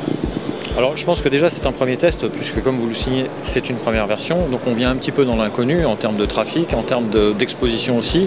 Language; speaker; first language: French; native; French